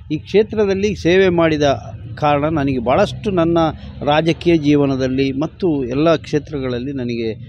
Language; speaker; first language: Kannada; native; Kannada